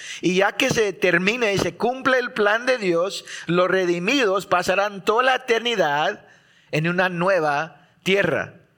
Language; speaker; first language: Spanish; early bilingual, heritage; Spanish